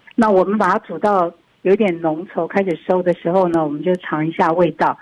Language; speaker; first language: Chinese; non-native, fluent; Thai